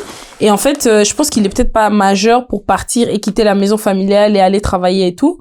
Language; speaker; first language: French; native; French